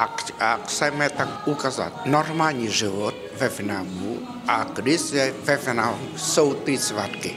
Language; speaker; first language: Czech; non-native, fluent; Vietnamese